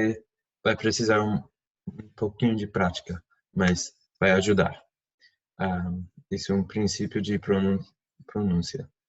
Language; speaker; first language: Portuguese; non-native, fluent; English